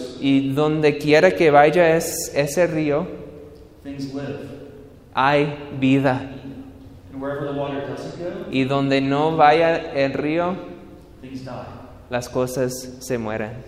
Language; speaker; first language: Spanish; non-native, learner; English